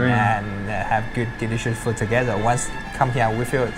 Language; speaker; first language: English; non-native, learner; Chinese